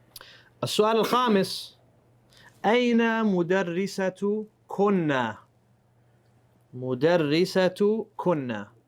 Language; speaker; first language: Arabic; non-native, fluent; English